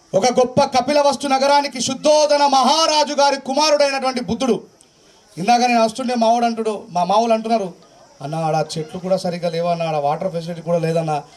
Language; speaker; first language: Telugu; native; Telugu